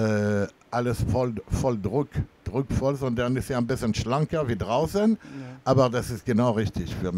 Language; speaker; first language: German; non-native, fluent; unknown